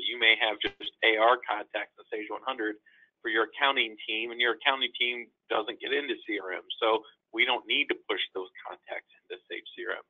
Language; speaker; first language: English; native; English